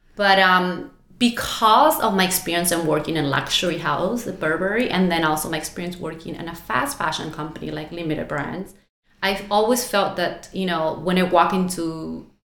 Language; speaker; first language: English; non-native, fluent; Spanish